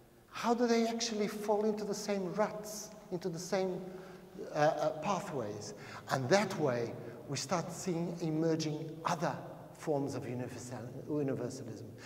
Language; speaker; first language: English; non-native, fluent; Portuguese